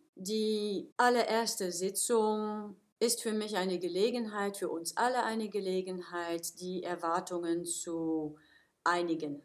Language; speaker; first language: German; non-native, fluent; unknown